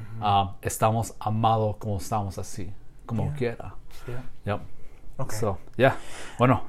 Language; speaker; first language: Spanish; non-native, learner; English